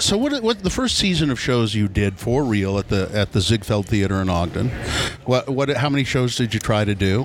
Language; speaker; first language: English; native; English